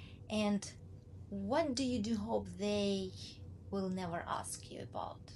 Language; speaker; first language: English; non-native, learner; Ukrainian